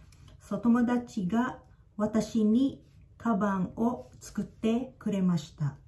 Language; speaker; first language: Japanese; non-native, fluent; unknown